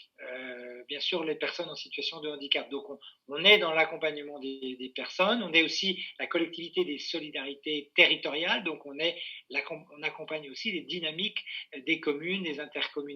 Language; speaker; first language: French; native; French